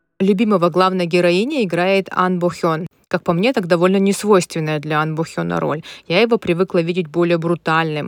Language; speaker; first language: Russian; native; Russian